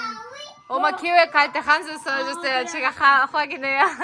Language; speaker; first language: Korean; non-native, learner; Kazakh